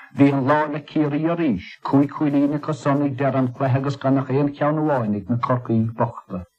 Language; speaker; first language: Irish; native; Irish